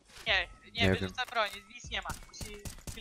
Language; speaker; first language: Polish; native; Polish